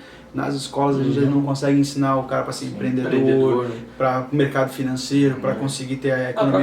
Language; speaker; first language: Portuguese; native; Portuguese